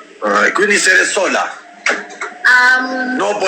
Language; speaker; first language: Italian; non-native, learner; Albanian